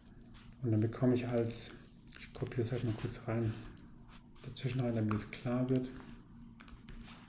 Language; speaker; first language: German; native; German